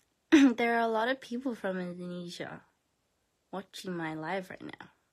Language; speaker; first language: English; early bilingual, other home language; Korean